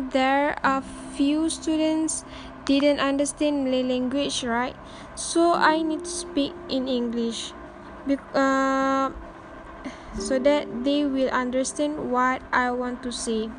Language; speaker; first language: English; non-native, learner; Malay